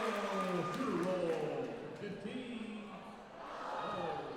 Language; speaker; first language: English; native; English